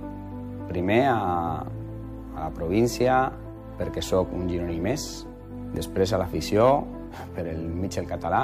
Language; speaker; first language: Catalan; non-native, learner; Spanish